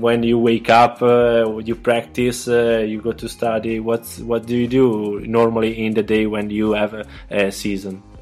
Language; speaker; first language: English; non-native, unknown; Italian